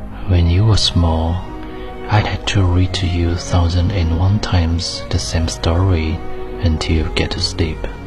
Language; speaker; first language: English; non-native, fluent; Chinese